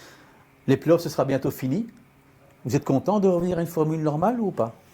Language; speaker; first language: French; native; French